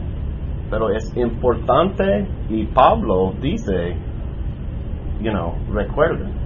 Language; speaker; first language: Spanish; non-native, learner; English